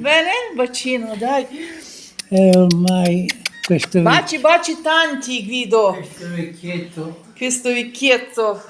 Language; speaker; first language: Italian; non-native, learner; Ukrainian